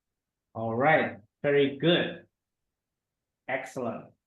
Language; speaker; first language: English; non-native, fluent; Indonesian